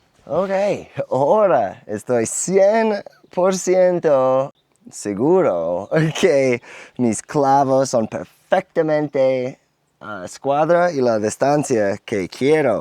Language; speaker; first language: Spanish; non-native, learner; English